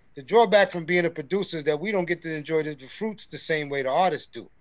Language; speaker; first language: English; native; English